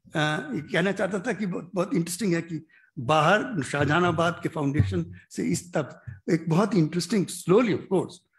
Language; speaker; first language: Hindi; native; Hindi